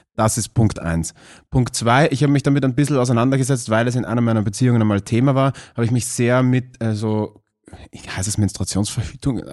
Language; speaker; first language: German; native; German